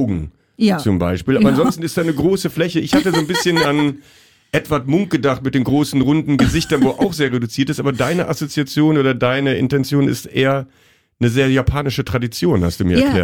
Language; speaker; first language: German; native; German